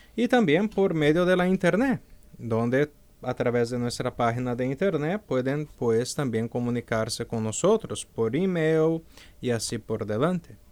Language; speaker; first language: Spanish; non-native, fluent; Portuguese